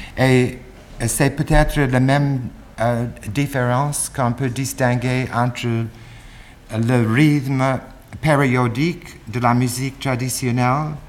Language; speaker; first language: French; non-native, fluent; English